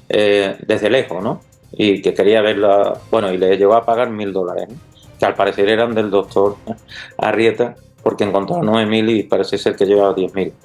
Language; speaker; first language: Spanish; native; Spanish